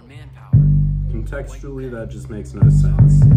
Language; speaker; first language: English; native; English